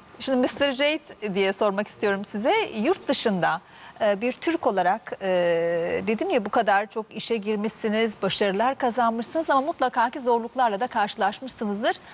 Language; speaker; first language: Turkish; native; Turkish